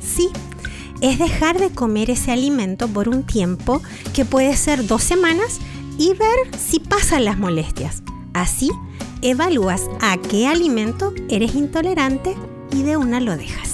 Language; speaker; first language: Spanish; native; Spanish